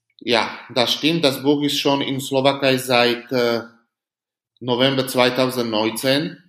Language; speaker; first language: German; non-native, learner; Slovak